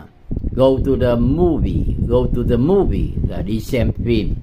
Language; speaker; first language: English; non-native, learner; Vietnamese